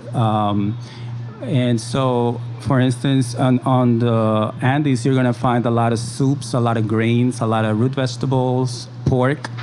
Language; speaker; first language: English; early bilingual, other home language; Spanish